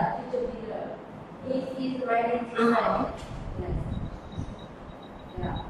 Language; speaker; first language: English; non-native, learner; Vietnamese